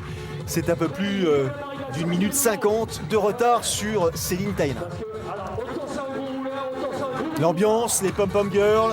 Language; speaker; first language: French; native; French